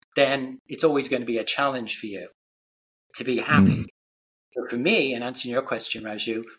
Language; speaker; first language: English; native; English